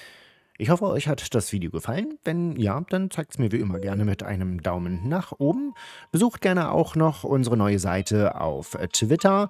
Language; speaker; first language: German; native; German